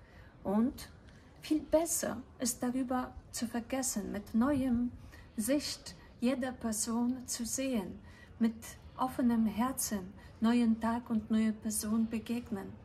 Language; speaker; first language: German; non-native, fluent; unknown